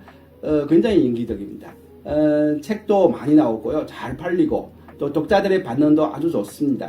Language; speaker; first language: Korean; non-native, fluent; Chinese